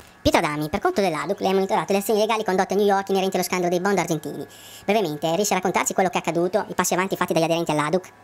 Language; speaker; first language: Italian; native; Italian